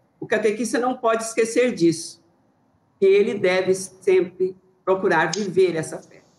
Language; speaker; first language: Portuguese; native; Portuguese